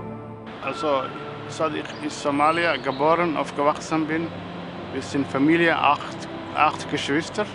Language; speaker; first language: German; non-native, learner; Somali